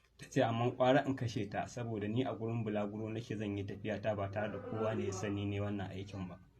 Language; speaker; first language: Hausa; native; Hausa